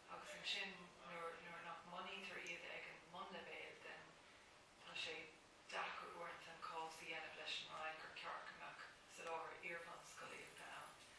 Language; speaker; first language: Irish; non-native, local second language; English